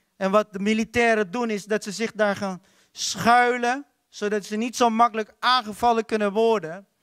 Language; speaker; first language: Dutch; non-native, fluent; Filipino